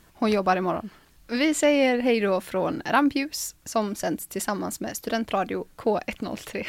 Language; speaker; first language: Swedish; native; Swedish